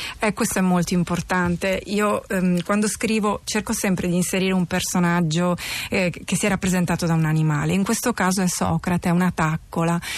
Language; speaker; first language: Italian; native; Italian